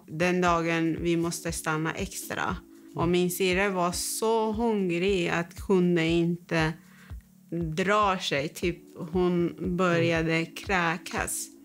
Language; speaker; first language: Swedish; non-native, fluent; Persian